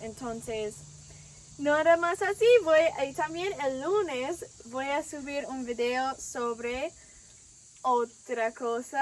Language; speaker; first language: Spanish; non-native, fluent; English